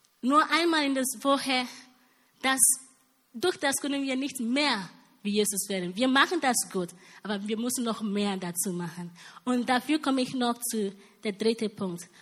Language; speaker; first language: German; non-native, learner; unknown